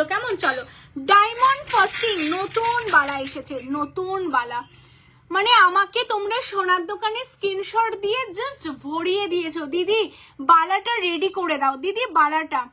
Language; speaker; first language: Bangla; native; Bangla